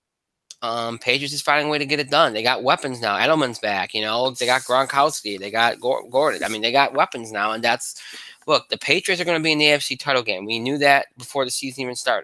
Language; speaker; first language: English; native; English